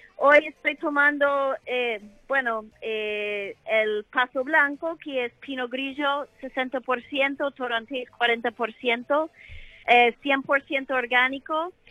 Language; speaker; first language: Spanish; non-native, fluent; English